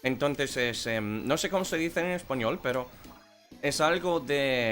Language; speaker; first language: Spanish; non-native, fluent; English